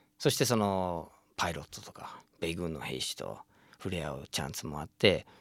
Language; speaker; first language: Japanese; non-native, fluent; English